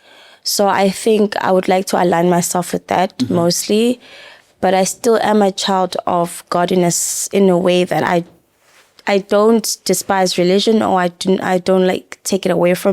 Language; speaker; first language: English; non-native, local second language; Zulu